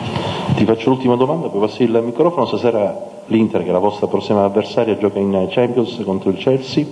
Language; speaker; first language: Italian; native; Italian